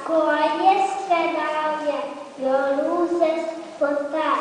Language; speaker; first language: Lithuanian; early bilingual, heritage; Lithuanian